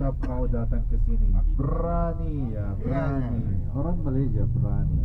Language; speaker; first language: Indonesian; non-native, fluent; Arabic